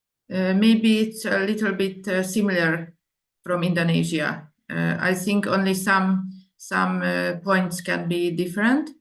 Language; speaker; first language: English; non-native, fluent; Indonesian